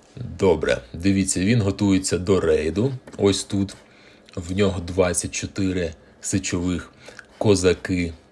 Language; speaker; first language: Ukrainian; non-native, local second language; Russian